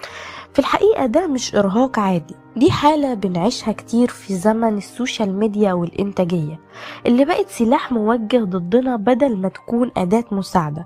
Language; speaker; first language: Arabic; native; Arabic